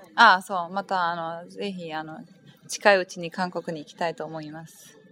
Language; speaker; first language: Japanese; non-native, fluent; German